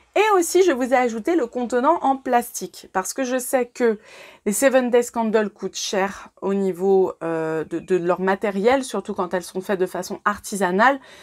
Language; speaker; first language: French; native; French